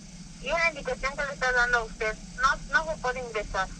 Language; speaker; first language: Spanish; native; Spanish